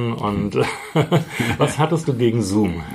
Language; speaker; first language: German; native; German